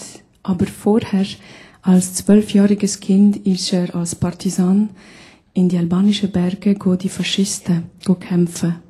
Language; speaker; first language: German; non-native, fluent; Albanian